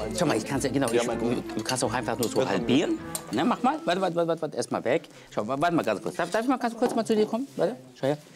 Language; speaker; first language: German; early bilingual, other home language; Turkish